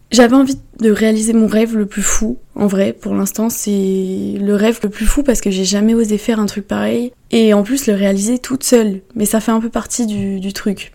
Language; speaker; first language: French; native; French